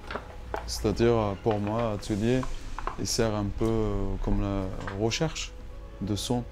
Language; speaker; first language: French; non-native, learner; Kurdish